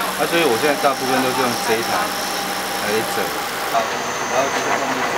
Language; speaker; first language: Chinese; native; Chinese